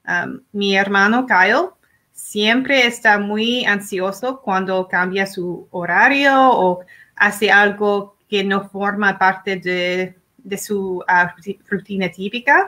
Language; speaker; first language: Spanish; non-native, learner; English